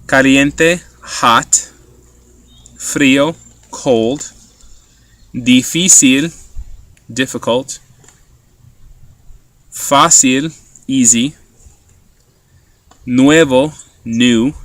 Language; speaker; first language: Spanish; non-native, fluent; English